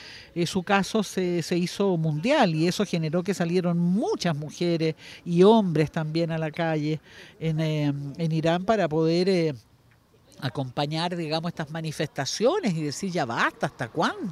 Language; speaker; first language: Spanish; native; Spanish